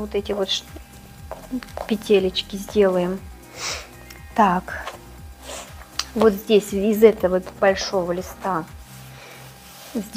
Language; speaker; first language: Russian; native; Russian